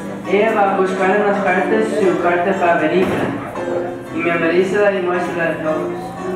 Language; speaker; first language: Spanish; non-native, fluent; English